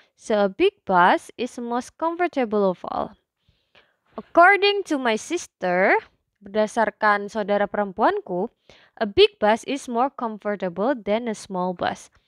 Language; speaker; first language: English; non-native, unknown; Indonesian